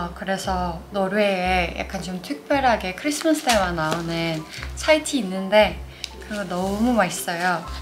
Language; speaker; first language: Korean; non-native, fluent; Norwegian